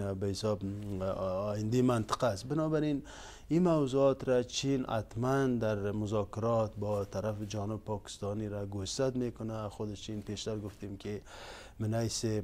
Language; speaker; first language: Persian; non-native, local second language; Uzbek